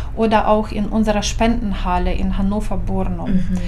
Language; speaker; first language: German; non-native, fluent; Ukrainian